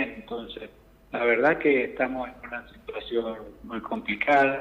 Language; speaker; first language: Spanish; native; Spanish